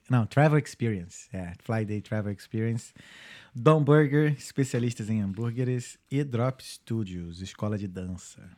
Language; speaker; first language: Portuguese; native; Portuguese